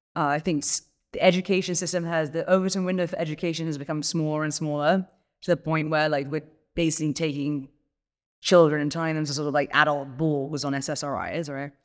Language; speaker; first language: English; native; English